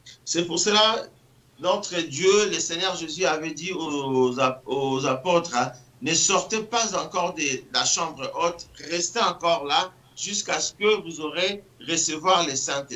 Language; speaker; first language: French; non-native, local second language; Lingala